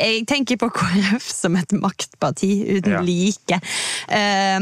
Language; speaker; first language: Norwegian; native; Norwegian